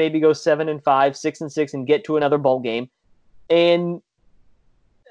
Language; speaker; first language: English; native; English